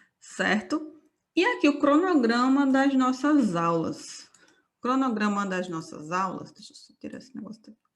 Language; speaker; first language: Portuguese; native; Portuguese